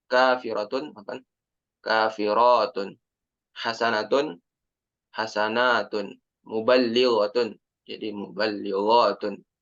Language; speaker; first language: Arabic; non-native, fluent; Indonesian